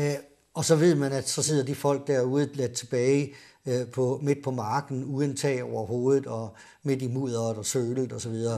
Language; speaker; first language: Danish; native; Danish